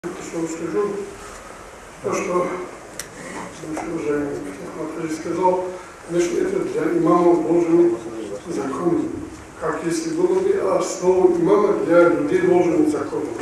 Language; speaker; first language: Russian; non-native, local second language; Avaric